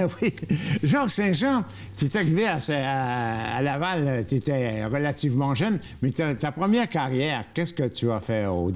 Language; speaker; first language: French; native; French